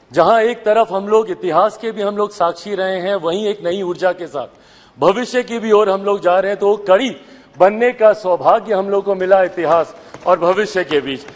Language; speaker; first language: Hindi; native; Hindi